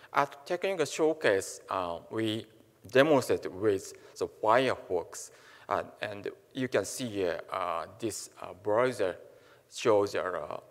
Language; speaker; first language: English; non-native, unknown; Japanese